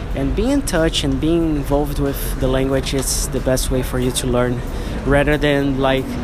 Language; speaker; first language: English; non-native, fluent; Portuguese